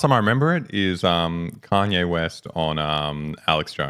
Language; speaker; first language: English; native; English